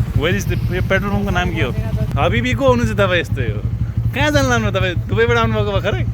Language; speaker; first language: Nepali; native; Nepali